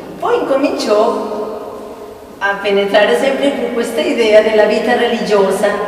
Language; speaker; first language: Italian; non-native, fluent; Spanish